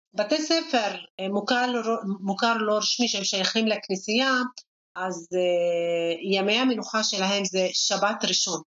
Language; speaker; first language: Hebrew; non-native, local second language; Arabic